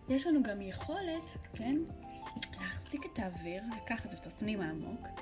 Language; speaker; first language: Hebrew; native; Hebrew